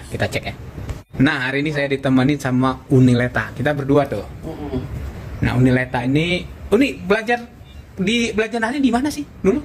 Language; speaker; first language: Indonesian; native; Indonesian